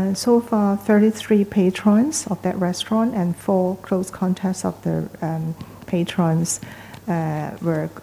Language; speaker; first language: English; non-native, local second language; Cantonese